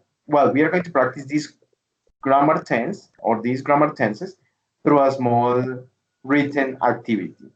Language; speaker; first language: English; non-native, fluent; Spanish